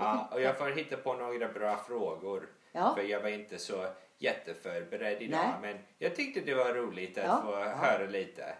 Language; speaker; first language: Swedish; early bilingual, heritage; English